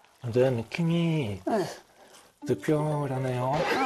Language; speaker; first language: Korean; non-native, learner; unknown